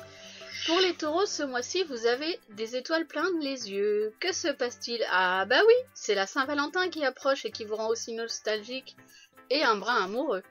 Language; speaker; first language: French; native; French